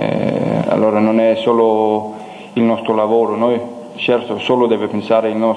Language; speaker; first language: Italian; non-native, learner; Danish